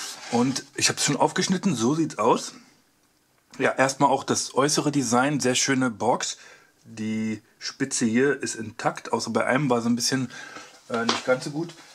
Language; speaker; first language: German; native; German